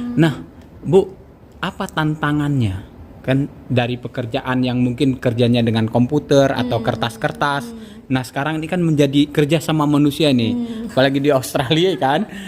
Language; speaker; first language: Indonesian; native; Indonesian